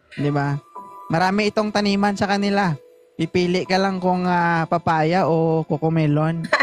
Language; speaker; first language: Filipino; native; Filipino